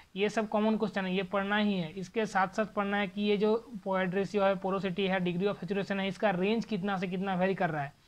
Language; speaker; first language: Hindi; non-native, local second language; Bangla